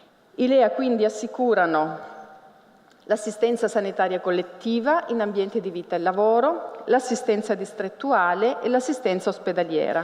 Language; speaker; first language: Italian; native; Italian